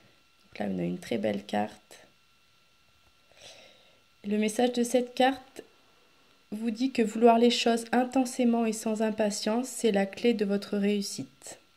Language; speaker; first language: French; native; French